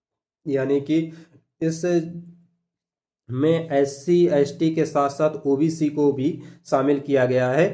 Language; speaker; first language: Hindi; native; Hindi